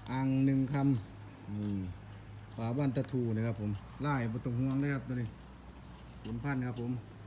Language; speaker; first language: Thai; native; Thai